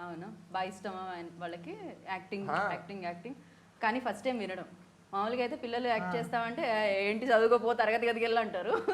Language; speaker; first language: Telugu; native; Telugu